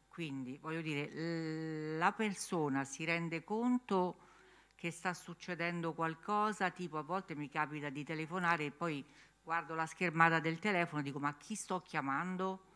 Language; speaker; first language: Italian; native; Italian